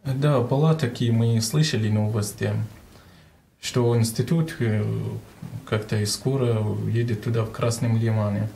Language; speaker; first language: Russian; non-native, learner; Arabic